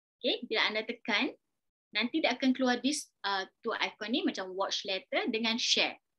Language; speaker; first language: Malay; native; Malay